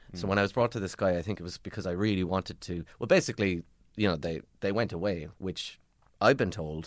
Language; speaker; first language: English; native; English